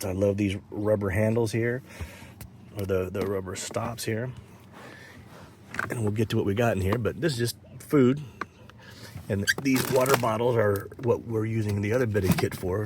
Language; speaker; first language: English; native; English